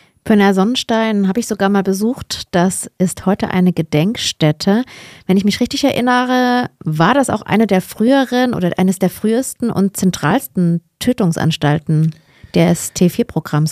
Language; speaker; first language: German; native; German